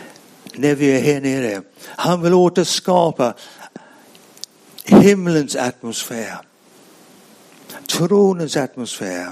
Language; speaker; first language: Swedish; non-native, fluent; English